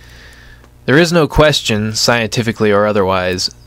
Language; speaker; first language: English; native; English